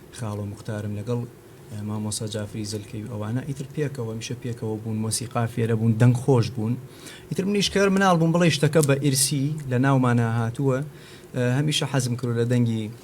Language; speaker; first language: Central Kurdish; non-native, local second language; Gurani